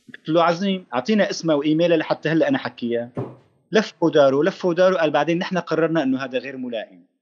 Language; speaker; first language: Arabic; native; Arabic